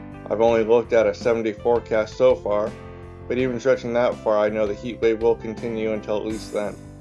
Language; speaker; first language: English; native; English